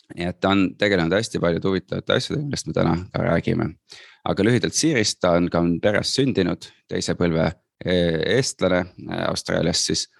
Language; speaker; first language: Estonian; native; Estonian